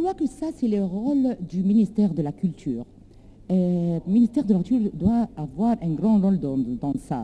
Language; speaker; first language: French; non-native, learner; Arabic